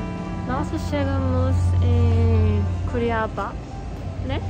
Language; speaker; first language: Portuguese; non-native, learner; Korean